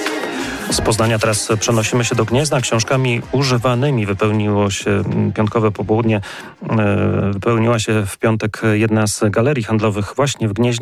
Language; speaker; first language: Polish; native; Polish